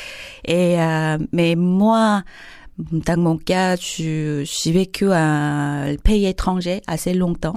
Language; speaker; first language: French; non-native, fluent; Korean